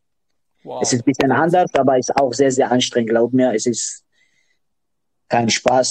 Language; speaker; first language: German; non-native, learner; Georgian